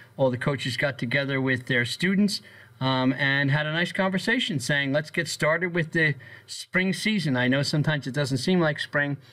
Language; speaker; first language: English; native; English